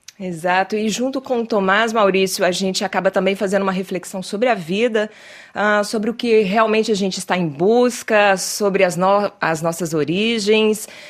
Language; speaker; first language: Portuguese; native; Portuguese